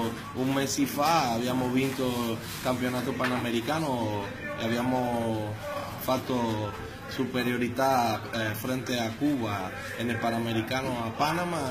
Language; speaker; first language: Italian; non-native, fluent; Spanish